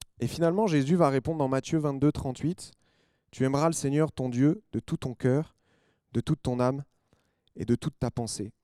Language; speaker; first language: French; native; French